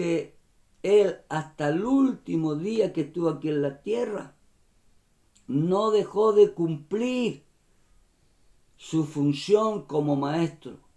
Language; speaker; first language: Spanish; native; Spanish